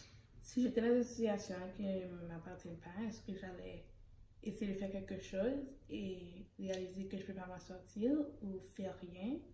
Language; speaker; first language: French; early bilingual, heritage; Haitian Creole